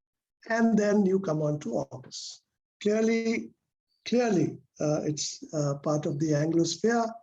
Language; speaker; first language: English; native; English